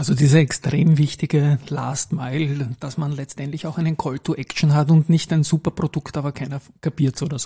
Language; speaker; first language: German; native; German